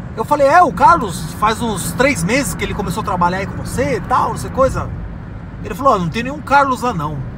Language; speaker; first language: Portuguese; native; Portuguese